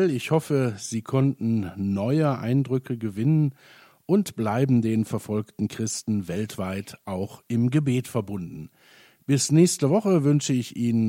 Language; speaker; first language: German; native; German